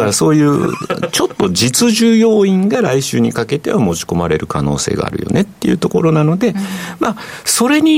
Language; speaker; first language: Japanese; native; Japanese